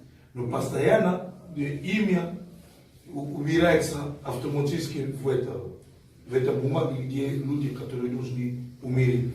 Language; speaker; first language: Russian; non-native, fluent; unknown